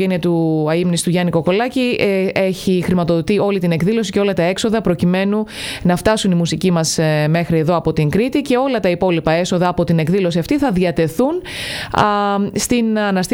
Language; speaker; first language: Greek; native; Greek